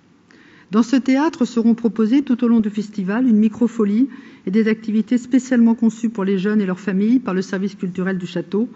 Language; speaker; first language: French; native; French